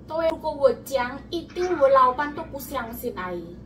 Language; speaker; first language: Chinese; non-native, learner; Javanese